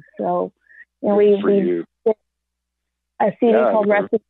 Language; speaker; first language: English; native; English